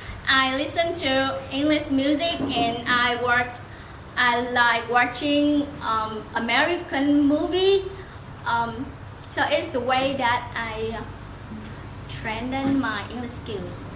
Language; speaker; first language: English; non-native, learner; Vietnamese